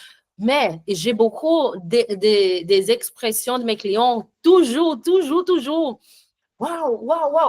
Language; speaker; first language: French; non-native, learner; Portuguese